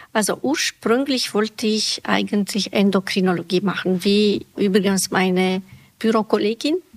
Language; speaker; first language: German; non-native, fluent; Romanian